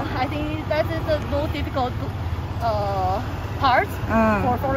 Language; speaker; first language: English; non-native, fluent; Chinese